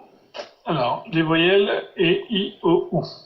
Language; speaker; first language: French; non-native, fluent; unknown